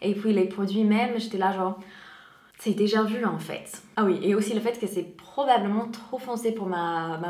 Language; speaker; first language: French; non-native, fluent; English